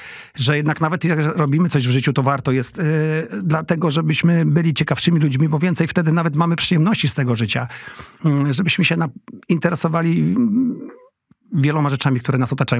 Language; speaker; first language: Polish; native; Polish